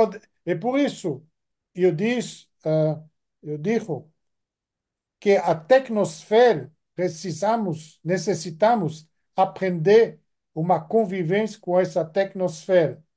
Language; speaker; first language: Portuguese; non-native, fluent; French